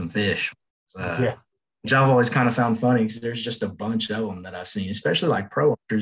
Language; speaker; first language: English; native; English